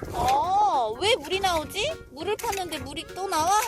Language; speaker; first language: Korean; native; Korean